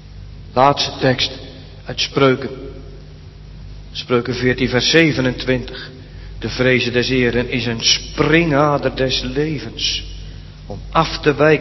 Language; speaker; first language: Dutch; native; Dutch